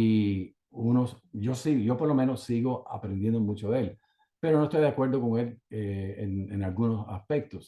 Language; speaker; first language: Spanish; native; Spanish